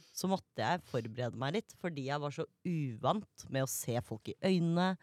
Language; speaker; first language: Norwegian; native; Norwegian